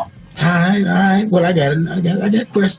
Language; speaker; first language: English; native; English